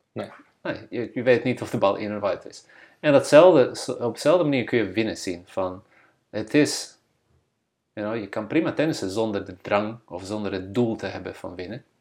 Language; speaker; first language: Dutch; non-native, fluent; Bosnian